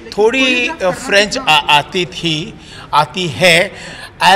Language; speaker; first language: Hindi; native; Hindi